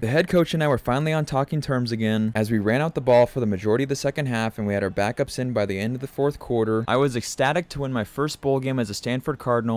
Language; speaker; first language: English; native; English